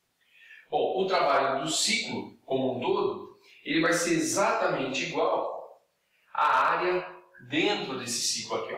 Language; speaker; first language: Portuguese; native; Portuguese